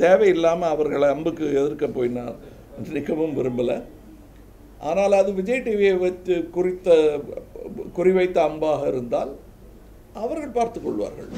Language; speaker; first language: Tamil; native; Tamil